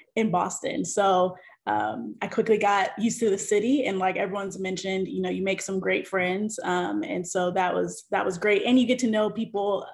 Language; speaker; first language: English; native; English